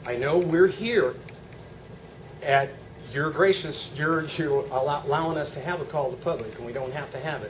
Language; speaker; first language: English; native; English